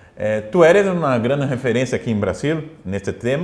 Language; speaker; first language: Spanish; non-native, learner; Portuguese